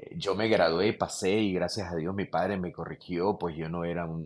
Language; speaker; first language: Spanish; native; Spanish